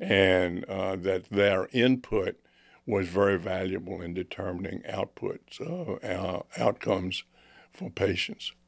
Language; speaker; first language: English; native; English